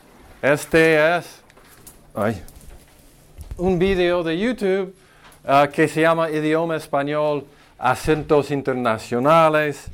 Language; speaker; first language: Spanish; non-native, fluent; English